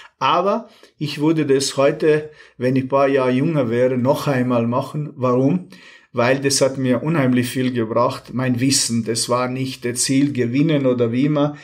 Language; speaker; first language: German; non-native, fluent; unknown